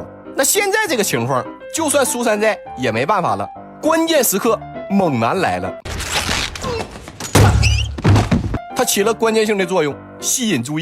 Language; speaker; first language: Chinese; native; Chinese